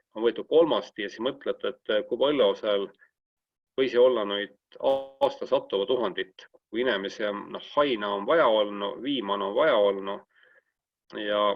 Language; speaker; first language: Estonian; native; Estonian